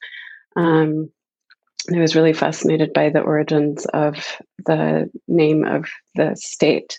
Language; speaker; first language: English; native; English